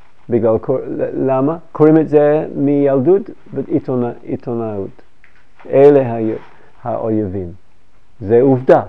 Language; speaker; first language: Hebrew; non-native, fluent; English